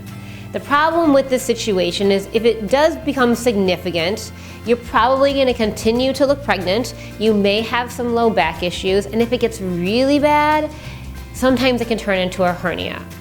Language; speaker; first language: English; native; English